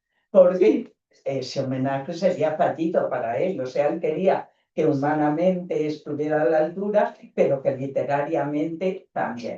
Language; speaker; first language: Spanish; native; Spanish